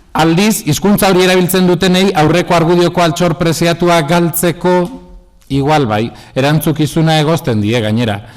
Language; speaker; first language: Basque; non-native, local second language; Spanish